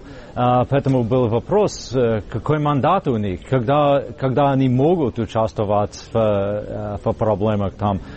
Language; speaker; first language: Russian; non-native, fluent; English